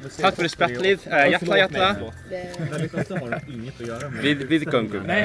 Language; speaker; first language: Swedish; non-native, learner; Cantonese